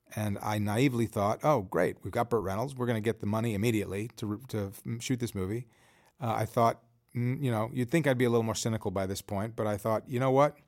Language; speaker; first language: English; native; English